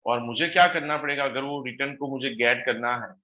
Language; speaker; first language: Hindi; non-native, local second language; Gujarati